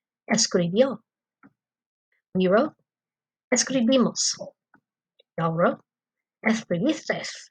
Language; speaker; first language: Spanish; non-native, fluent; English